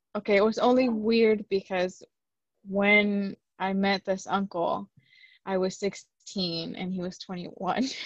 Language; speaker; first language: English; early bilingual, other home language; Spanish